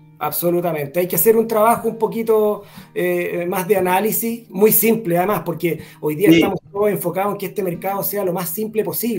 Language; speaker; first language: Spanish; native; Spanish